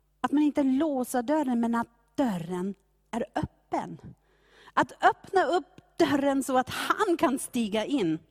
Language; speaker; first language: Swedish; non-native, fluent; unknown